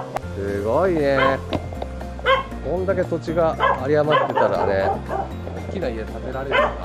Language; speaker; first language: Japanese; native; Japanese